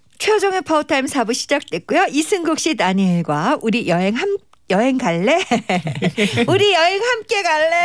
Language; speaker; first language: Korean; native; Korean